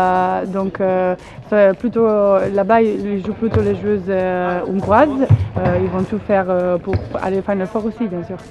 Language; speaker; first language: French; non-native, fluent; Slovenian